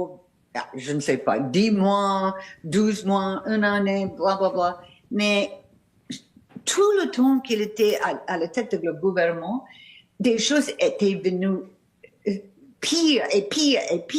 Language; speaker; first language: French; non-native, fluent; English